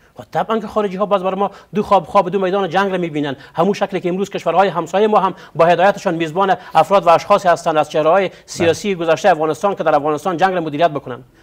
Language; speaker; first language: Persian; non-native, local second language; Pashto